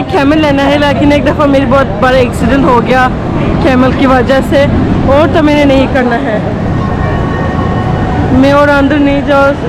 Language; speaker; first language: Hindi; non-native, learner; Turkish